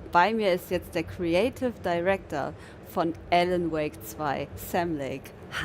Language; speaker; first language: German; native; German